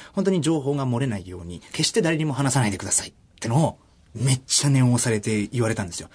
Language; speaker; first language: Japanese; early bilingual, other home language; German